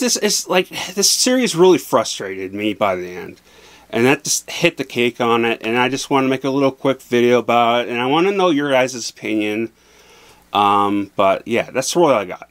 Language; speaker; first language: English; native; English